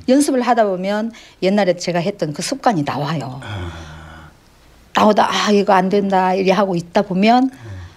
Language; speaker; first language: Korean; native; Korean